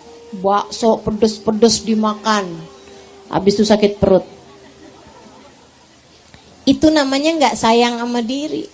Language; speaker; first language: Indonesian; native; Indonesian